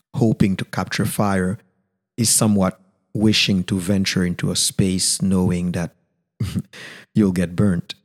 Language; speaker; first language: English; non-native, fluent; Haitian Creole